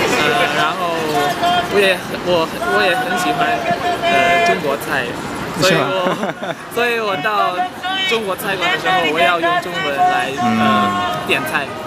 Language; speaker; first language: Chinese; non-native, learner; English